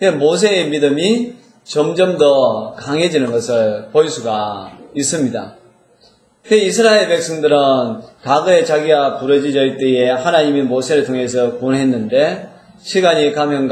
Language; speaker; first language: Korean; native; Korean